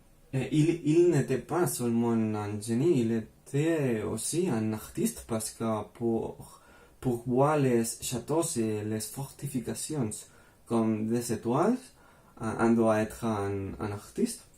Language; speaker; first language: French; non-native, fluent; Spanish